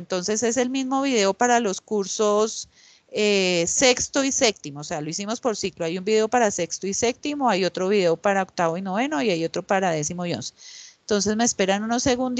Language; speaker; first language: Spanish; native; Spanish